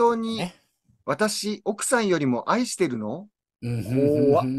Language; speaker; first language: Japanese; native; Japanese